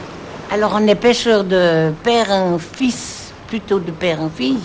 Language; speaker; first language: French; native; French